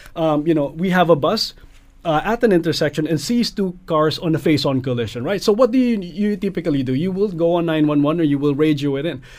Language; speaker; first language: English; non-native, local second language; Filipino